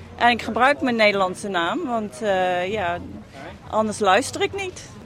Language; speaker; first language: Dutch; native; Dutch